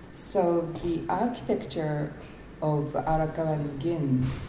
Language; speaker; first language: English; non-native, fluent; Japanese